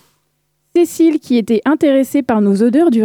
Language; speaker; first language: French; native; French